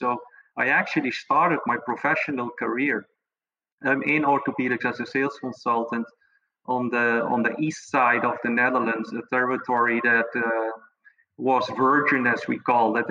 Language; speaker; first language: English; non-native, fluent; Papiamento